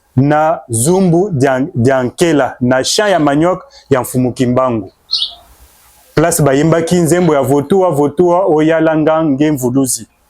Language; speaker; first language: Lingala; non-native, local second language; Kongo